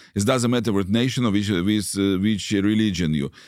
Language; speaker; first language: English; non-native, learner; Russian